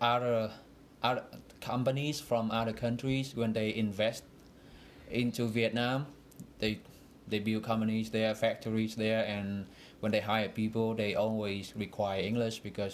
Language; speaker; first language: English; non-native, fluent; Vietnamese